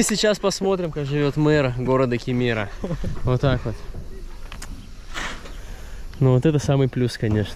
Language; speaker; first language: Russian; native; Russian